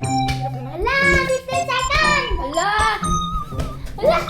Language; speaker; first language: Filipino; native; Filipino